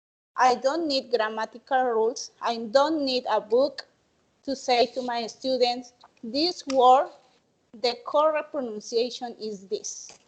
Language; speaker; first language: English; non-native, learner; Spanish